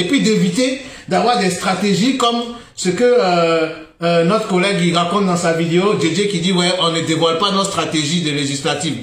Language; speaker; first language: French; native; French